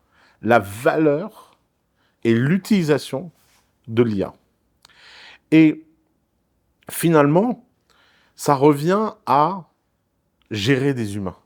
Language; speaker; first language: French; native; French